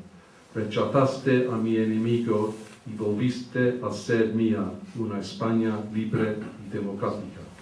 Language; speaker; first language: Spanish; early bilingual, heritage; English